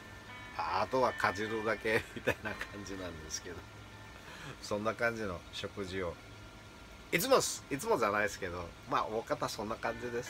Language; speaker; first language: Japanese; native; Japanese